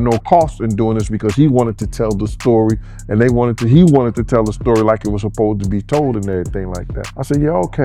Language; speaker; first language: English; native; English